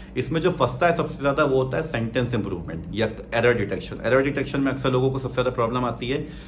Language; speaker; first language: Hindi; native; Hindi